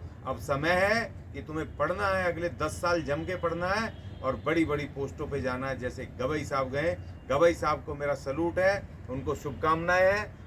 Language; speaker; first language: Hindi; native; Hindi